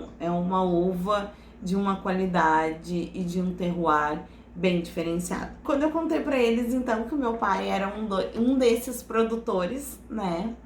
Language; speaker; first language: Portuguese; native; Portuguese